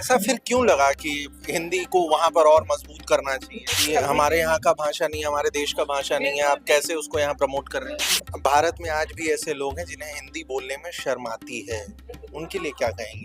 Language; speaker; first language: Hindi; native; Hindi